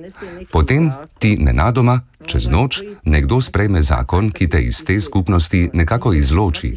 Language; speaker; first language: Slovenian; early bilingual, other home language; Bosnian